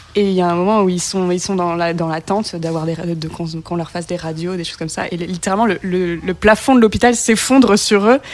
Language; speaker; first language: French; native; French